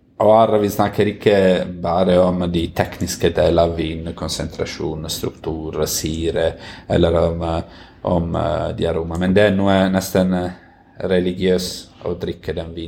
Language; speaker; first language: Norwegian; non-native, fluent; Italian